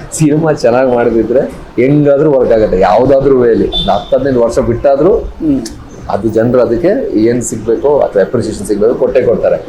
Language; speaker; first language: Kannada; non-native, local second language; Tulu